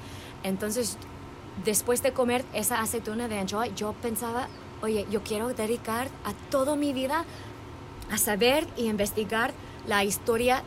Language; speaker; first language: Spanish; early bilingual, heritage; English